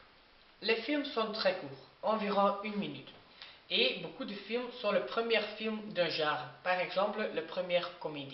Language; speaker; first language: French; non-native, learner; Dutch